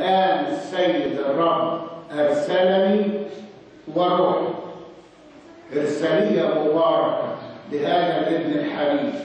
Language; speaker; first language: Arabic; native; Arabic